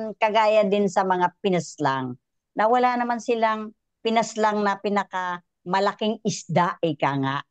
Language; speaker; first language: Filipino; native; Filipino